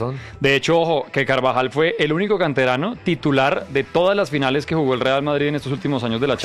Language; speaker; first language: Spanish; native; Spanish